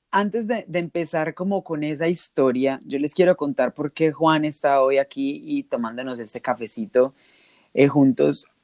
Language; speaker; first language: Spanish; native; Spanish